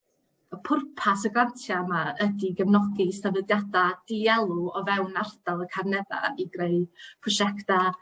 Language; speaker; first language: Welsh; native; Welsh